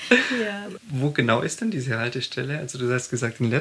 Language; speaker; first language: German; native; German